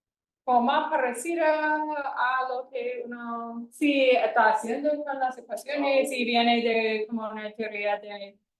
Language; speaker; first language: Spanish; non-native, fluent; English